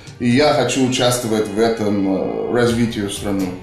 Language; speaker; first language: Russian; non-native, fluent; English